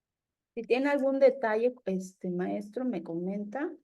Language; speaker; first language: Spanish; native; Spanish